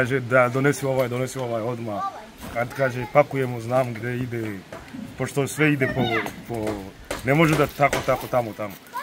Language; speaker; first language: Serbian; non-native, learner; Rundi